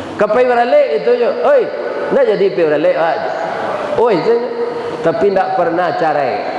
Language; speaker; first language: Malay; non-native, local second language; Minangkabau